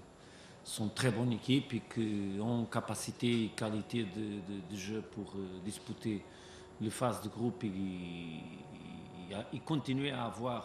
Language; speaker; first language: French; non-native, learner; Portuguese